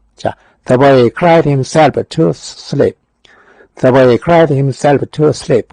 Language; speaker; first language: English; non-native, fluent; Korean